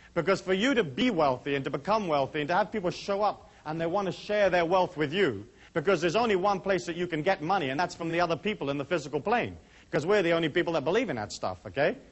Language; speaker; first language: English; native; English